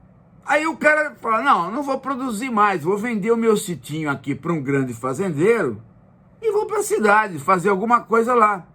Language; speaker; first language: Portuguese; native; Portuguese